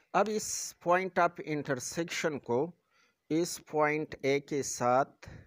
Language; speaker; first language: Urdu; non-native, local second language; Pashto